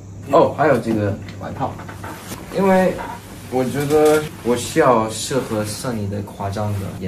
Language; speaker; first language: Chinese; non-native, learner; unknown